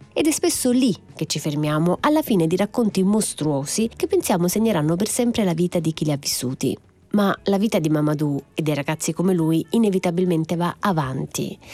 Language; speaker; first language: Italian; native; Italian